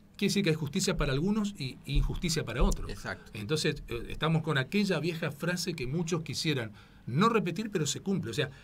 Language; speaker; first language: Spanish; native; Spanish